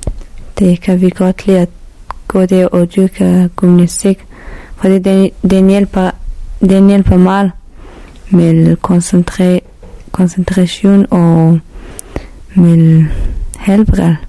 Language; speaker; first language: Danish; non-native, learner; Persian